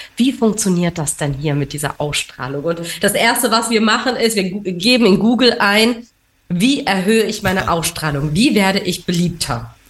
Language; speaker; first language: German; early bilingual, other home language; Tamil